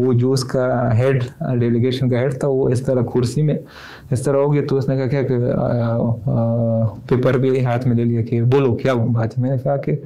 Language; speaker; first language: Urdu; non-native, fluent; Pashto